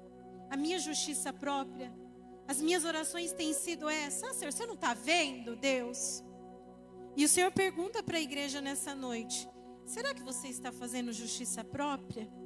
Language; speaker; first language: Portuguese; native; Portuguese